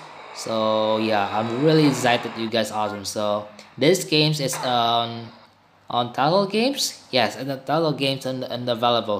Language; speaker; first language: English; non-native, learner; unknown